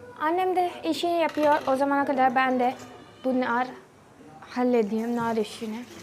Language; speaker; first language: Turkish; non-native, learner; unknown